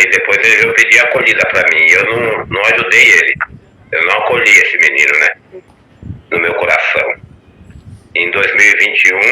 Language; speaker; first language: Portuguese; native; Portuguese